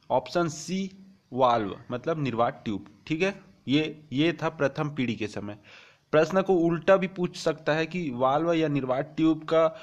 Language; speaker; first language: Hindi; native; Hindi